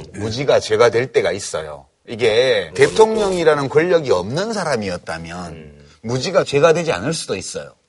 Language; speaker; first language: Korean; native; Korean